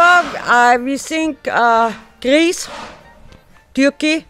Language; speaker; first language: English; non-native, learner; German